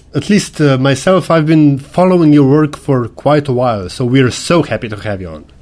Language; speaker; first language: English; non-native, fluent; Slovenian